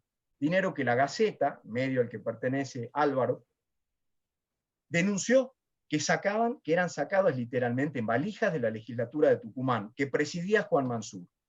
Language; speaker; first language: Spanish; native; Spanish